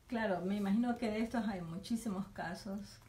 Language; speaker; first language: Spanish; native; Spanish